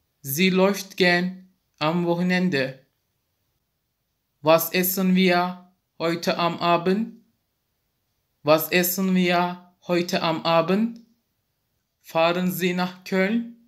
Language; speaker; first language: German; non-native, fluent; Turkish